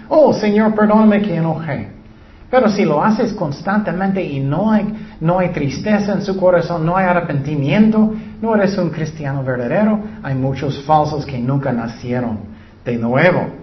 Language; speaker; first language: Spanish; non-native, learner; English